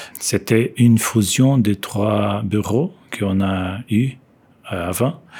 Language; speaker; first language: French; non-native, fluent; Portuguese